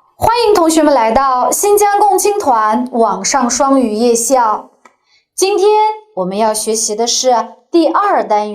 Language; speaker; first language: Chinese; non-native, local second language; Uyghur